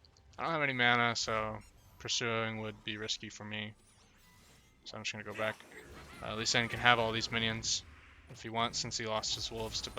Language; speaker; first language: English; native; English